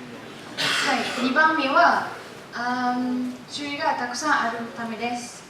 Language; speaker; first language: Japanese; non-native, learner; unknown